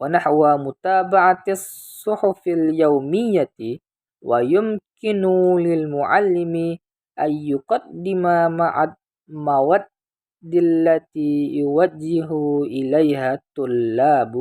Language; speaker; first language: Arabic; non-native, learner; Indonesian